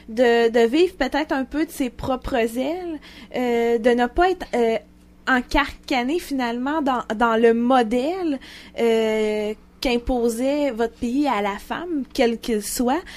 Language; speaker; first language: French; native; French